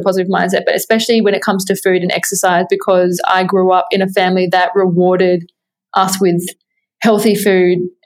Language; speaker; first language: English; native; English